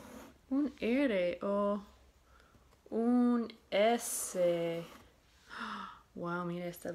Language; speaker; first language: Spanish; non-native, fluent; English